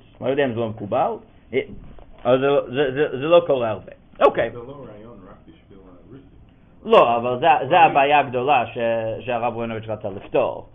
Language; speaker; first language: Hebrew; non-native, fluent; English